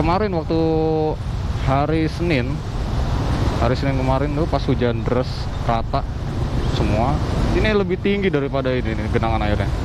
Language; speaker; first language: Indonesian; native; Indonesian